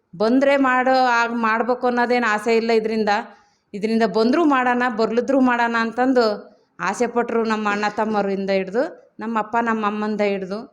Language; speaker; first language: Kannada; native; Kannada